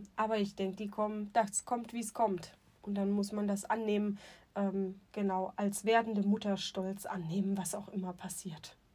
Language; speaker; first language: German; native; German